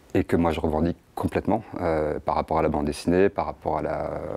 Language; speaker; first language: French; native; French